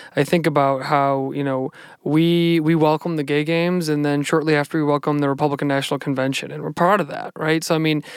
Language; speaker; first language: English; native; English